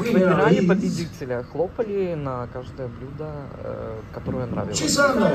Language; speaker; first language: Russian; native; Russian